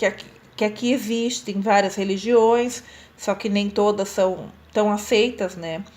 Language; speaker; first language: Portuguese; native; Portuguese